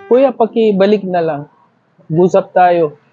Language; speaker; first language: Filipino; non-native, learner; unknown